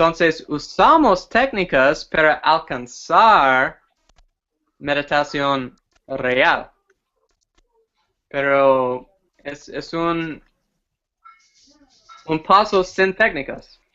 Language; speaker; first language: Spanish; non-native, fluent; English